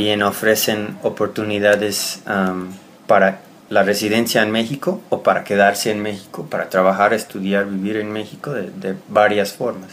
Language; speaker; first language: Spanish; non-native, fluent; English